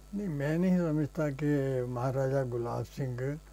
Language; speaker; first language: Hindi; native; Hindi